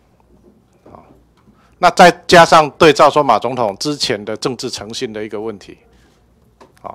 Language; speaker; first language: Chinese; native; Chinese